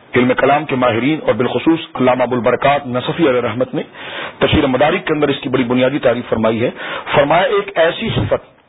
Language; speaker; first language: Urdu; native; Urdu